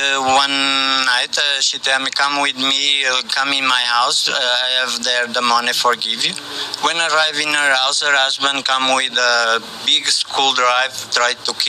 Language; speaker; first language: English; non-native, learner; Portuguese